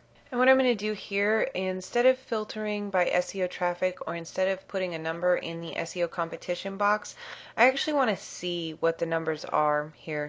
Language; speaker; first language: English; native; English